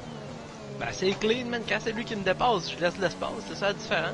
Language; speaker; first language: French; native; French